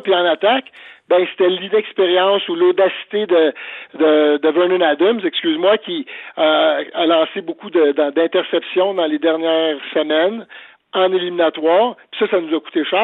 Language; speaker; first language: French; native; French